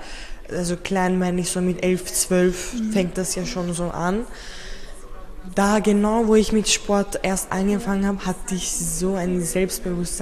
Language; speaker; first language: German; early bilingual, other home language; Turkish